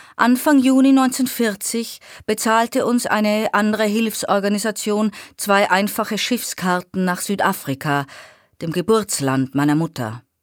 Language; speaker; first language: German; native; German